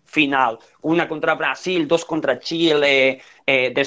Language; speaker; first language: Portuguese; non-native, learner; Spanish